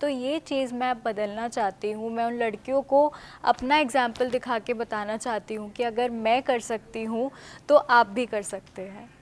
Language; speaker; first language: Hindi; native; Hindi